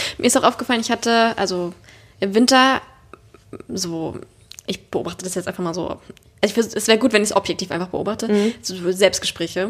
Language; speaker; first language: German; native; German